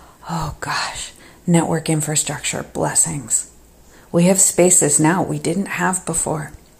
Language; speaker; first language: English; native; English